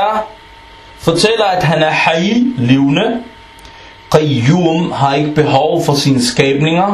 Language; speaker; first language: Danish; non-native, fluent; Arabic